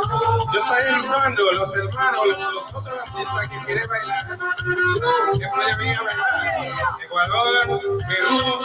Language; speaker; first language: Spanish; non-native, fluent; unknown